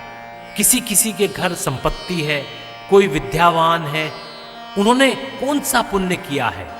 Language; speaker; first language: Hindi; native; Hindi